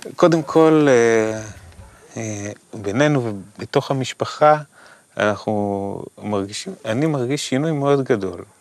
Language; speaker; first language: Hebrew; native; Hebrew